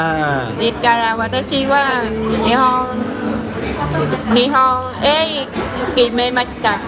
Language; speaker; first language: Japanese; non-native, learner; Vietnamese